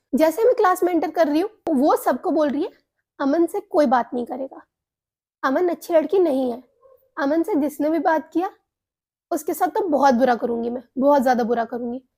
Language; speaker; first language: Hindi; native; Hindi